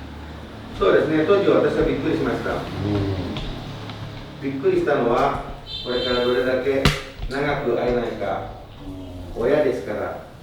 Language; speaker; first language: Japanese; non-native, fluent; Indonesian